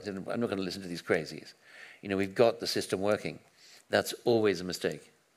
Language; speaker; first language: English; native; English